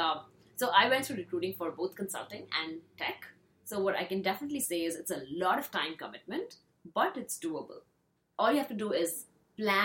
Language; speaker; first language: English; non-native, local second language; Hindi